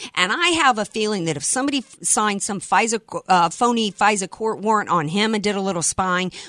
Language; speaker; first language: English; native; English